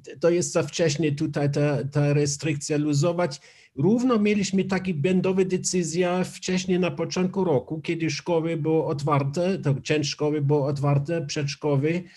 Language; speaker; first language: Polish; non-native, learner; German